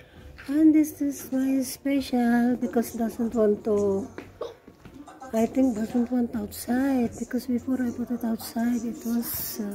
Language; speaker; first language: English; non-native, learner; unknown